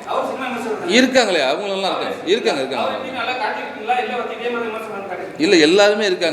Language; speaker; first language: Tamil; native; Tamil